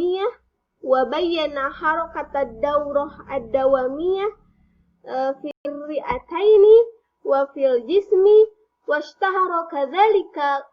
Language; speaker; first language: Arabic; non-native, fluent; Indonesian